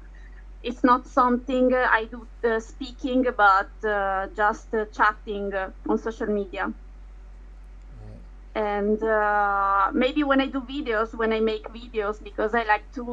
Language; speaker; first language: English; non-native, fluent; Italian